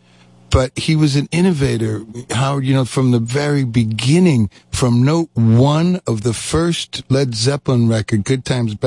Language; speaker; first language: English; native; English